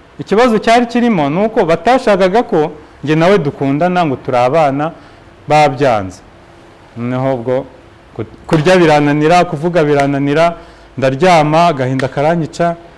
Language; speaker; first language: Kinyarwanda; native; Kinyarwanda